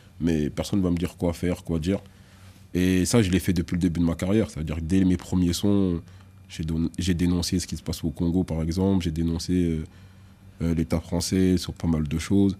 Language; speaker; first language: French; early bilingual, other home language; Lingala